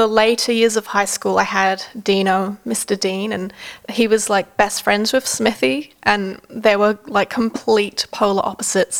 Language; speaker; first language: English; native; English